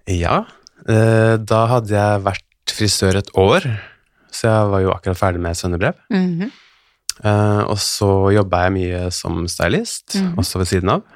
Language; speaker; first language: Norwegian; native; Norwegian